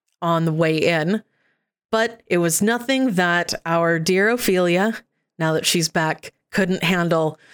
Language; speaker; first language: English; native; English